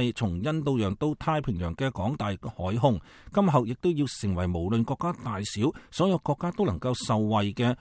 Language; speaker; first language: Chinese; native; Chinese